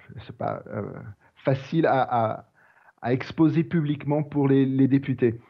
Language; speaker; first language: French; non-native, fluent; Portuguese